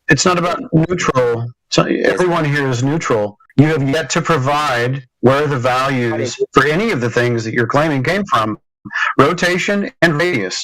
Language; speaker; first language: English; native; English